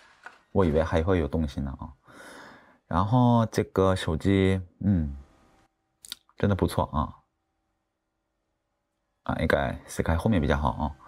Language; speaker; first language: Chinese; non-native, fluent; Korean